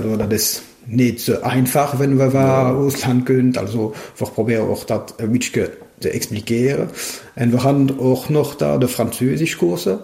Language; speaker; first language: German; non-native, local second language; French